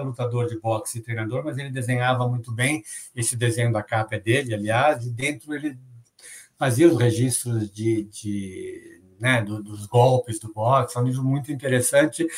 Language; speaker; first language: Portuguese; native; Portuguese